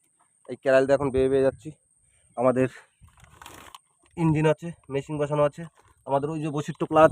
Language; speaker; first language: Bangla; native; Bangla